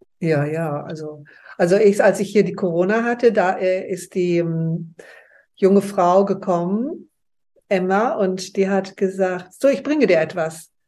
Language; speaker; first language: German; native; German